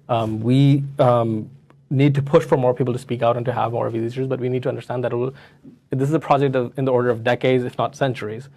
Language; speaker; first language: English; non-native, local second language; Urdu